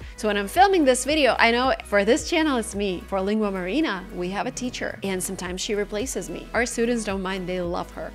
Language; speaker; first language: English; non-native, fluent; Russian